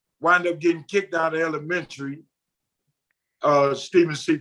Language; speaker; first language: English; native; English